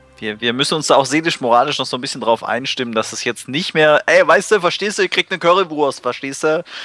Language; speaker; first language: German; native; German